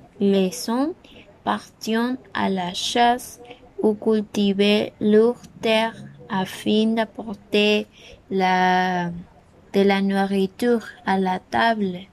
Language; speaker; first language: French; non-native, learner; Spanish